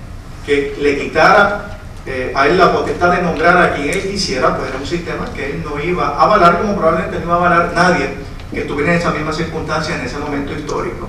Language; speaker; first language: Spanish; native; Spanish